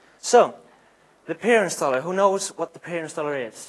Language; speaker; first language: English; non-native, fluent; Icelandic